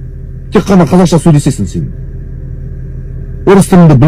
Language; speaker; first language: Kazakh; non-native, local second language; Russian